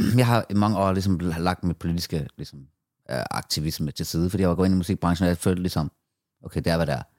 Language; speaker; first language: Danish; early bilingual, other home language; Persian